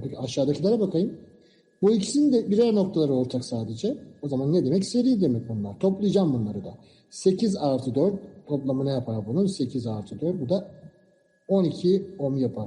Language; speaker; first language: Turkish; native; Turkish